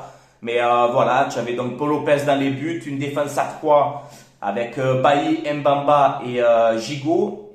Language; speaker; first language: French; native; French